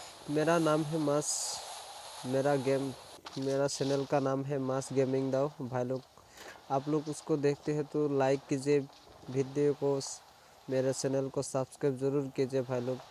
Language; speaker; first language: Hindi; non-native, local second language; Assamese